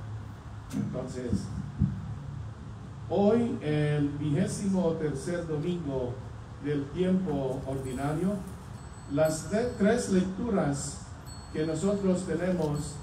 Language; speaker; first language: Spanish; non-native, fluent; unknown